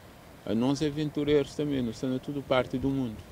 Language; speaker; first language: Portuguese; non-native, local second language; Kabuverdianu